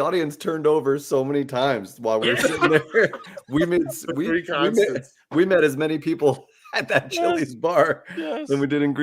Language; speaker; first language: English; native; English